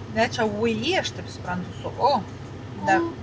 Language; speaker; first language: Lithuanian; native; Lithuanian